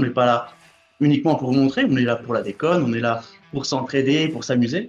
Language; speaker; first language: French; native; French